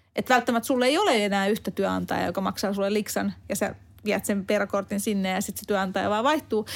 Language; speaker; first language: Finnish; non-native, fluent; Hungarian